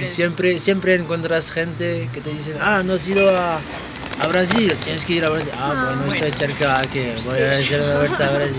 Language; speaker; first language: Spanish; non-native, fluent; French